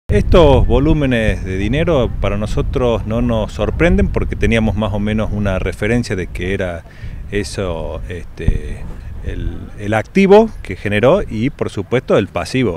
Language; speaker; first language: Spanish; native; Spanish